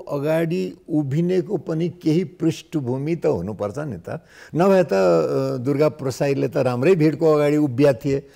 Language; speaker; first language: Nepali; non-native, local second language; Maithili